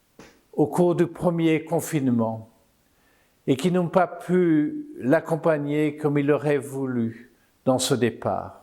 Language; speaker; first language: French; native; French